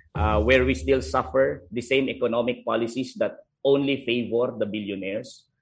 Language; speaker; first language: English; non-native, local second language; Hiligaynon